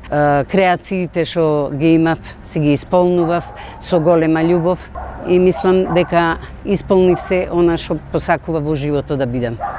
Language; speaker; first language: Macedonian; native; Macedonian